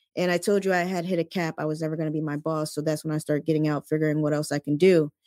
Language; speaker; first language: English; native; English